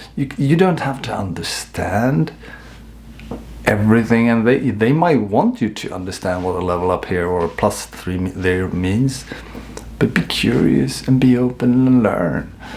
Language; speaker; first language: English; non-native, fluent; Swedish